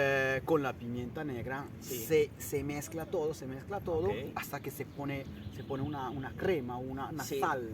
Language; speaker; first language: Spanish; early bilingual, heritage; Italian